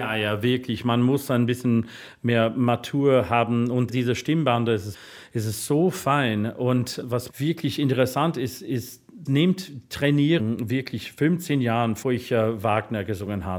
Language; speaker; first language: German; non-native, fluent; English